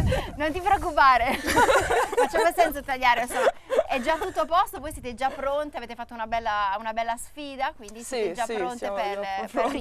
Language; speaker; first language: Italian; native; Italian